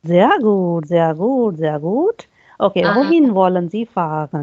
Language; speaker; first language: German; non-native, fluent; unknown